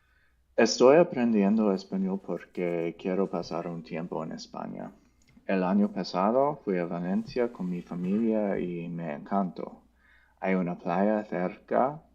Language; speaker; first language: Spanish; non-native, learner; English